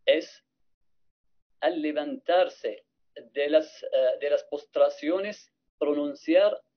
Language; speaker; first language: Spanish; non-native, fluent; Arabic